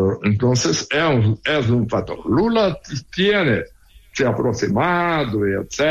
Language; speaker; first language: Spanish; non-native, learner; Portuguese